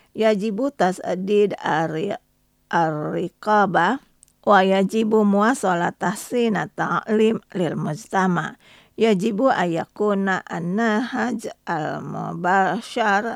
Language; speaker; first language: Arabic; non-native, fluent; Indonesian